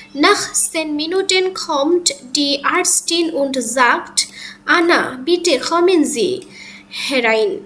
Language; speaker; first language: German; non-native, learner; Bangla